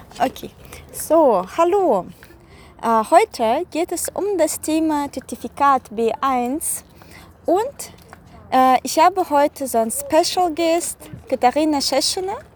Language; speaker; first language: German; non-native, fluent; Russian